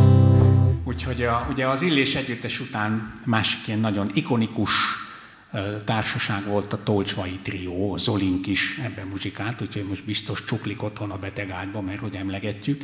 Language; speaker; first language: Hungarian; native; Hungarian